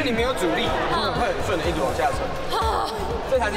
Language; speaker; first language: Chinese; native; Chinese